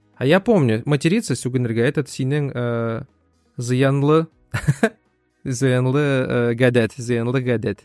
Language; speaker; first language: Russian; native; Russian